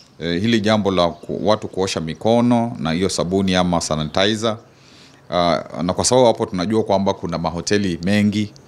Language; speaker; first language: Swahili; non-native, local second language; Kamba